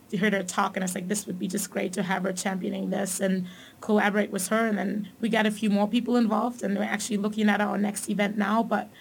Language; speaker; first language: English; non-native, fluent; German